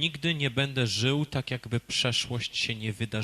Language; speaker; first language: Polish; native; Polish